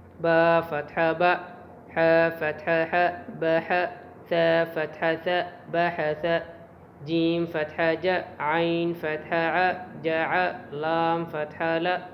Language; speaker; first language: Arabic; non-native, local second language; Somali